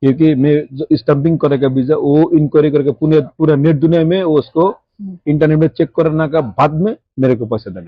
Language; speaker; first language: Hindi; non-native, local second language; Bangla